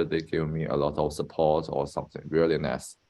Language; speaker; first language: English; non-native, fluent; Chinese